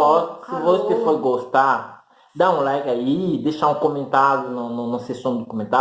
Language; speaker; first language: Portuguese; non-native, fluent; Haitian Creole